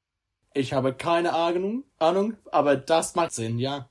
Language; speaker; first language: German; non-native, learner; English